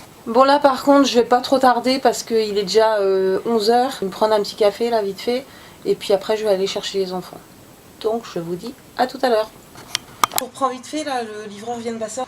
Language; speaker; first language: French; native; French